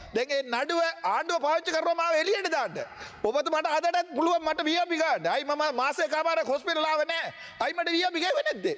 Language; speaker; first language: Sinhala; non-native, local second language; Tamil